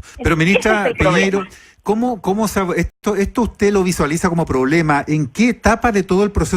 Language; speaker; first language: Spanish; native; Spanish